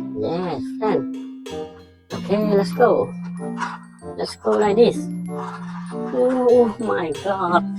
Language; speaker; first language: English; non-native, learner; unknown